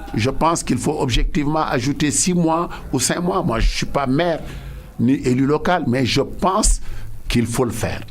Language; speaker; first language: French; non-native, local second language; Wolof